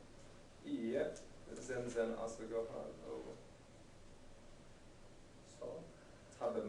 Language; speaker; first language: Japanese; non-native, learner; English